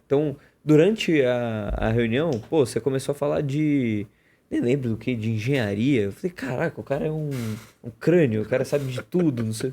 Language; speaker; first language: Portuguese; native; Portuguese